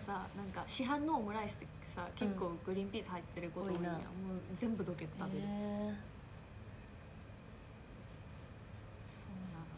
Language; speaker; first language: Japanese; native; Japanese